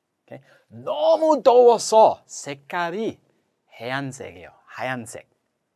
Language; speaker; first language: Korean; non-native, learner; English